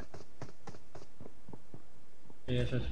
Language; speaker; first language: Russian; non-native, learner; Uzbek